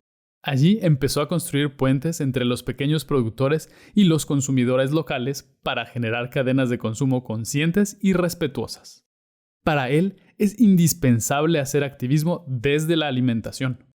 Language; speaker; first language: Spanish; native; Spanish